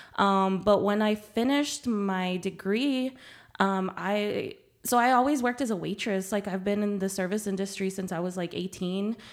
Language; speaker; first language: English; early bilingual, other home language; Spanish